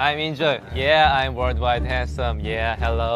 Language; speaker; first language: English; non-native, learner; Korean